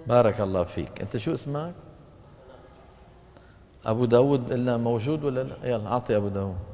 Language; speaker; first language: Arabic; native; Arabic